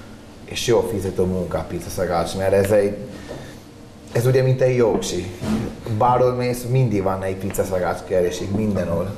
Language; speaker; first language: Hungarian; non-native, learner; Italian